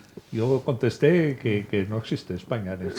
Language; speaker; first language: Spanish; native; Spanish